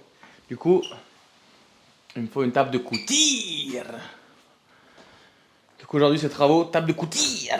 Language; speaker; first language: French; native; French